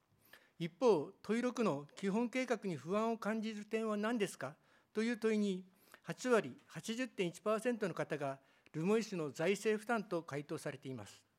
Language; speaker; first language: Japanese; native; Japanese